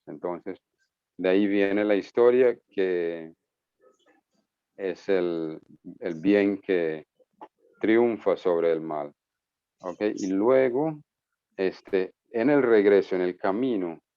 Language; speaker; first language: Spanish; non-native, fluent; English